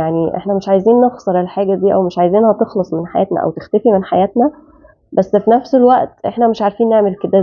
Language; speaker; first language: Arabic; native; Arabic